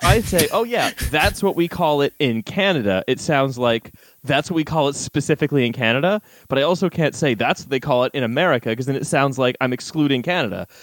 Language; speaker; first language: English; native; English